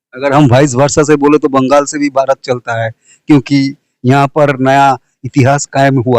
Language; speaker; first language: Hindi; non-native, local second language; Bangla